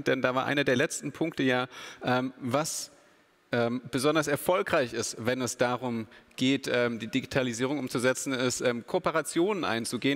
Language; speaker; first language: German; native; German